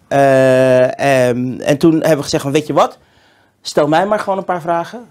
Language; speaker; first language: Dutch; native; Dutch